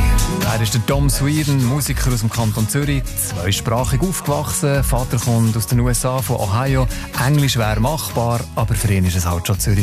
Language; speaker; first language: German; native; German